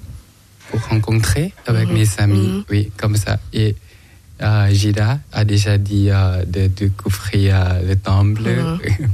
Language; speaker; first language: French; non-native, learner; Thai